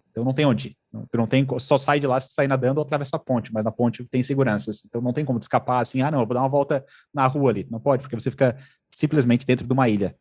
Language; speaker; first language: Portuguese; native; Portuguese